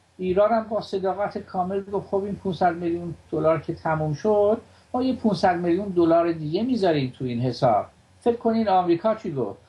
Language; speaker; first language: Persian; native; Persian